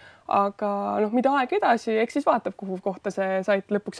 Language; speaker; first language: Estonian; native; Estonian